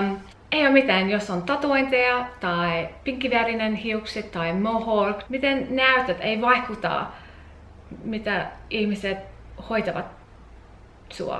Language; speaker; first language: Finnish; non-native, learner; English